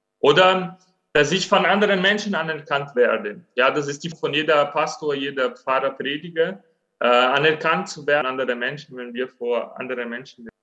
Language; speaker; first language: German; non-native, fluent; Portuguese